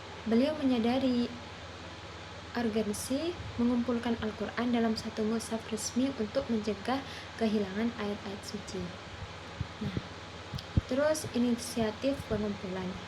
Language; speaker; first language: Indonesian; non-native, local second language; Madurese